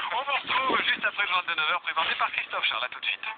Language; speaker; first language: French; native; French